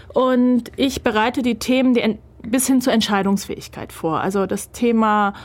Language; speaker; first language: German; early bilingual, other home language; Turkish